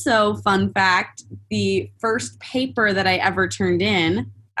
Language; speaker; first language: English; native; English